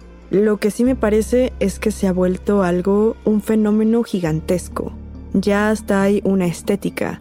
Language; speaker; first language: Spanish; native; Spanish